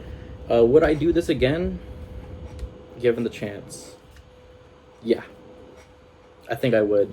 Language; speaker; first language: English; native; English